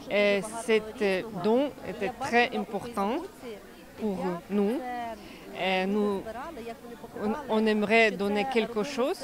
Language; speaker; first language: French; non-native, fluent; Ukrainian